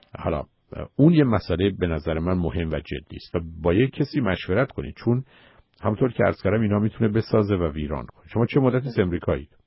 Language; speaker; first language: Persian; native; Persian